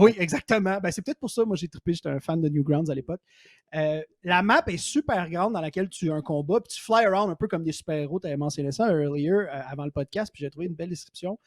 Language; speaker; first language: French; native; French